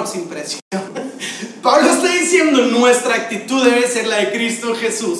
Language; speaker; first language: Spanish; native; Spanish